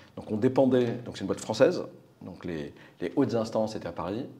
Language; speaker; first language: French; native; French